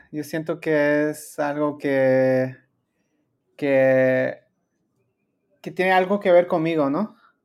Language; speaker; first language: Spanish; early bilingual, heritage; Spanish